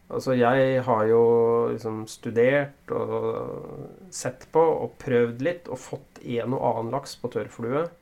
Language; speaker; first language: Norwegian; native; Norwegian